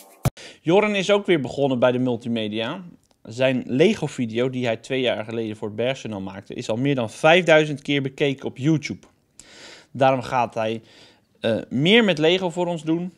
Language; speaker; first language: Dutch; native; Dutch